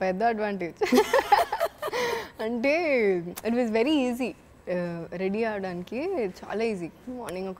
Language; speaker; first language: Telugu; non-native, fluent; Malayalam